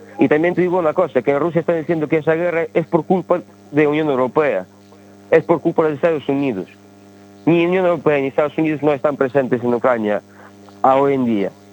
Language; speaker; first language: Spanish; early bilingual, other home language; Ukrainian